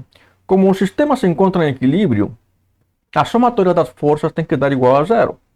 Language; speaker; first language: Portuguese; native; Portuguese